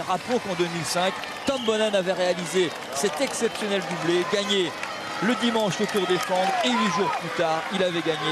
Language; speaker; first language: French; native; French